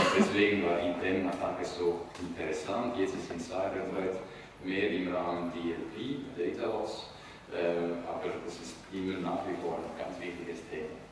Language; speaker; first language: German; non-native, fluent; Italian